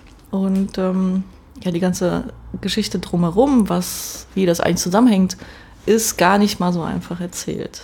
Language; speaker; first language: German; native; German